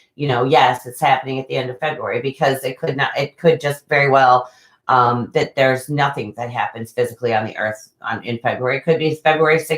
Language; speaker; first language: English; native; English